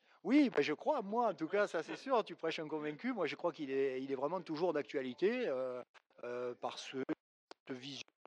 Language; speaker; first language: French; native; French